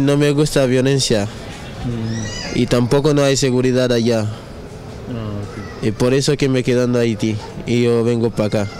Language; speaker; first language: Spanish; non-native, learner; Haitian Creole